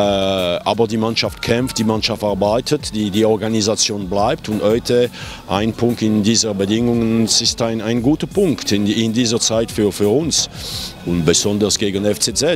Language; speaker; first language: German; non-native, fluent; French